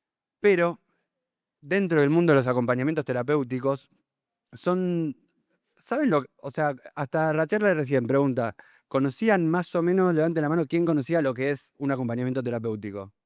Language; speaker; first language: Spanish; native; Spanish